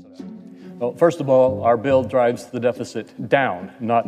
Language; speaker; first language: English; native; English